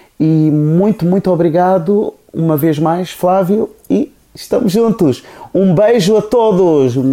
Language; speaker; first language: Portuguese; non-native, local second language; Kabuverdianu